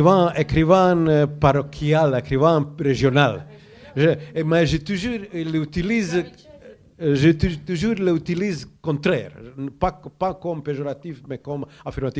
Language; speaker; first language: French; non-native, learner; Croatian